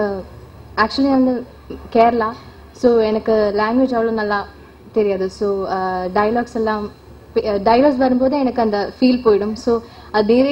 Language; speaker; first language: Tamil; non-native, learner; Malayalam